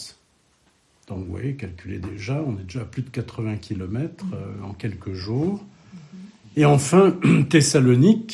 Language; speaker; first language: French; native; French